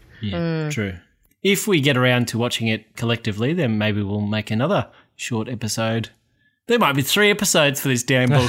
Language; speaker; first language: English; native; English